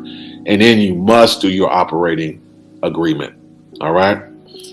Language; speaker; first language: English; native; English